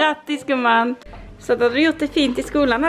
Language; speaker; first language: Swedish; native; Swedish